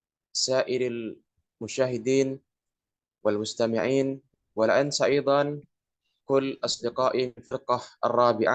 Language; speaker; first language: Arabic; non-native, learner; Indonesian